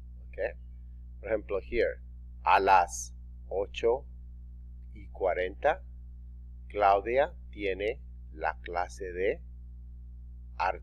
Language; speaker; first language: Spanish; non-native, fluent; English